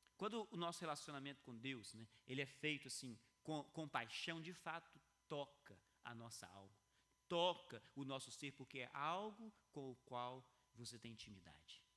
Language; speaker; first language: Portuguese; native; Portuguese